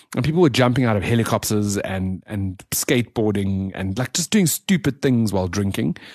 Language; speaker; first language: English; native; English